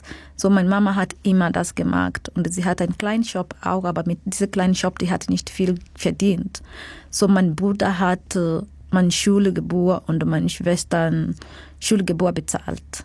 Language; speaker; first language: German; non-native, learner; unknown